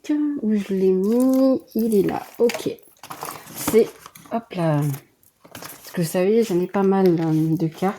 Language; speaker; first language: French; native; French